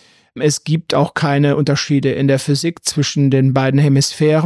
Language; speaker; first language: German; native; German